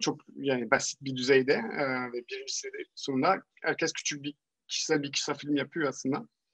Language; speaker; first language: Turkish; non-native, fluent; French